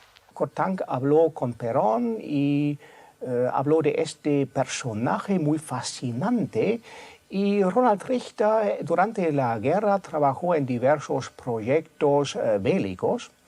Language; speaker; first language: Spanish; non-native, fluent; German